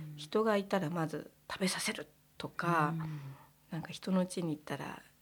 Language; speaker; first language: Japanese; native; Japanese